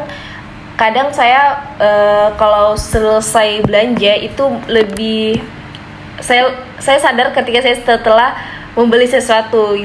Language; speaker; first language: Indonesian; native; Indonesian